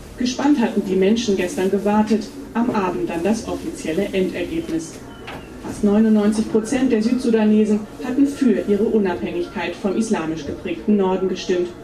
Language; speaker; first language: German; native; German